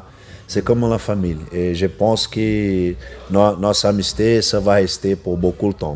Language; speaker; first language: French; non-native, learner; Portuguese